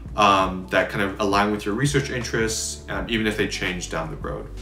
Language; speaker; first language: English; native; English